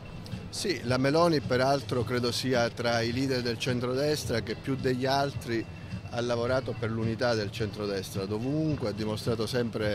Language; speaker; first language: Italian; native; Italian